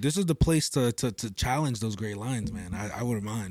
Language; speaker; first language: English; early bilingual, other home language; Spanish